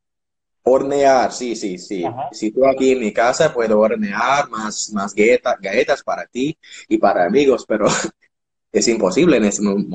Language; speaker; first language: Spanish; non-native, learner; English